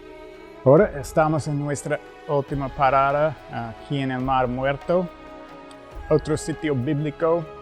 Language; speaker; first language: Spanish; non-native, fluent; English